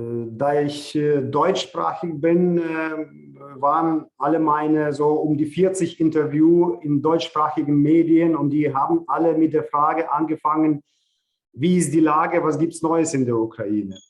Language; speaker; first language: German; non-native, fluent; Ukrainian